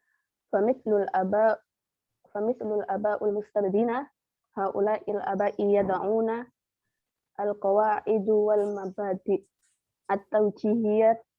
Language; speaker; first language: Arabic; non-native, learner; Indonesian